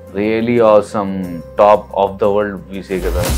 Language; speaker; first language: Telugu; non-native, local second language; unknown